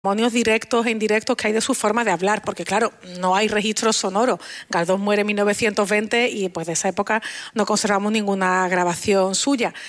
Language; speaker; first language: Spanish; native; Spanish